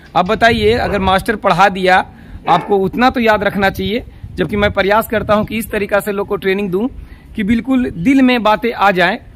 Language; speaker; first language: Hindi; native; Hindi